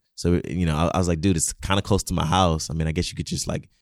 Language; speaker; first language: English; non-native, local second language; Yoruba